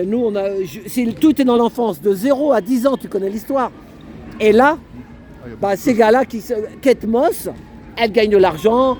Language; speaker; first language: French; native; French